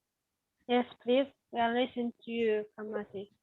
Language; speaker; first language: English; non-native, learner; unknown